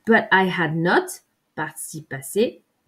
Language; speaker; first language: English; non-native, fluent; French